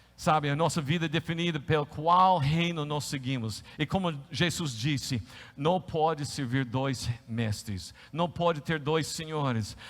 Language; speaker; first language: Portuguese; non-native, fluent; English